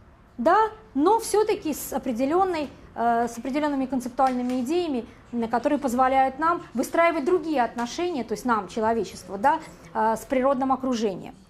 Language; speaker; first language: Russian; native; Russian